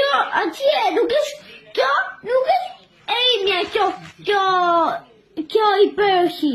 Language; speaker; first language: Albanian; early bilingual, heritage; Albanian